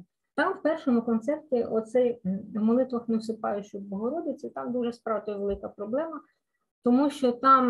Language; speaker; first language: Ukrainian; native; Ukrainian